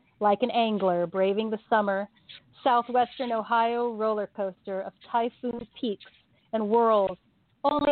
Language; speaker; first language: English; native; English